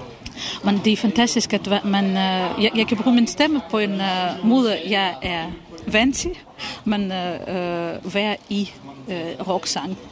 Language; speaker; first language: Danish; non-native, fluent; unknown